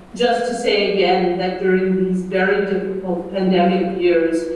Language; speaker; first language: English; native; English